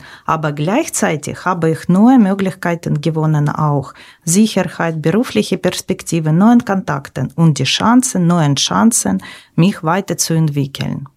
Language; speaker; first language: German; non-native, learner; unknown